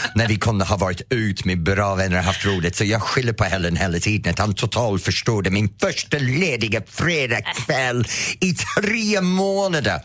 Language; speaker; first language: Swedish; non-native, fluent; English